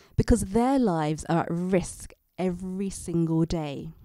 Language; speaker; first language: English; native; English